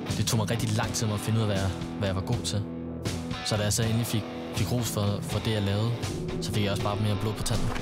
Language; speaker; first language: Danish; early bilingual, other home language; Vietnamese